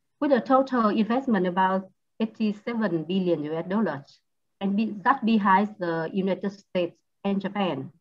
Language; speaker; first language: English; non-native, learner; Vietnamese